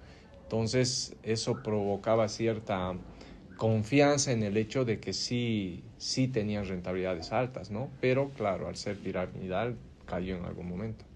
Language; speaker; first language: Spanish; native; Spanish